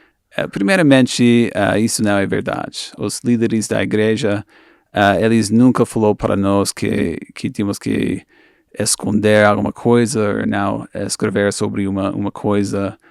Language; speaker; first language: Portuguese; non-native, fluent; English